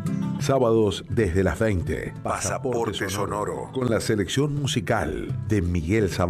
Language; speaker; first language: Spanish; native; Spanish